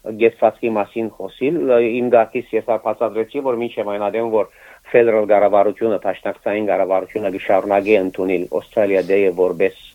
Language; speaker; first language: Armenian; early bilingual, heritage; Armenian